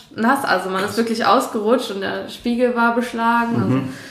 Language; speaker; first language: German; native; German